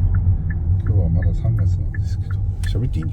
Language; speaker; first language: Japanese; native; Japanese